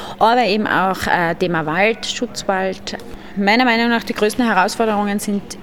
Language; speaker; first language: German; native; German